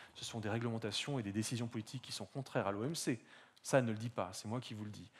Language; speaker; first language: French; native; French